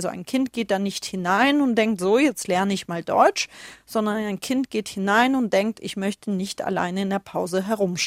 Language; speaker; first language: German; early bilingual, other home language; Russian